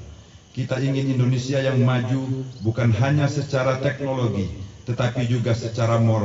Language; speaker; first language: Indonesian; native; Indonesian